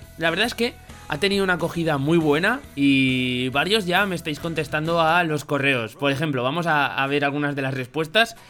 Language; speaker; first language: Spanish; native; Spanish